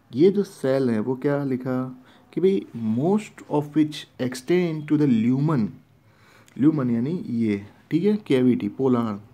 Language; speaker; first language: Hindi; non-native, local second language; Gujarati